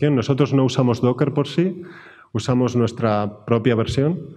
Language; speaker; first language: Spanish; native; Spanish